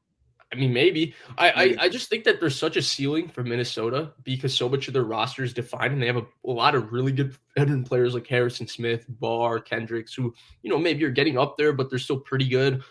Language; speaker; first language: English; native; English